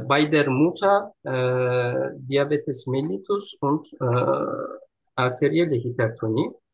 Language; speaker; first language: German; non-native, learner; Turkish